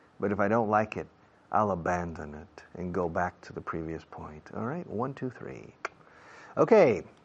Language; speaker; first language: English; native; English